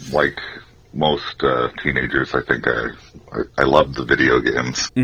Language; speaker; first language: English; native; English